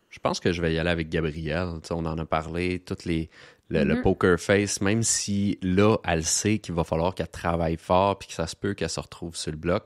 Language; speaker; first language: French; native; French